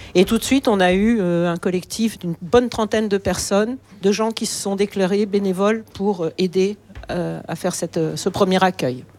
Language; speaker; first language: French; native; French